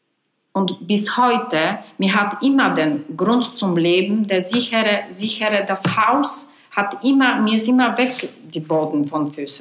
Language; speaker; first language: German; non-native, fluent; Polish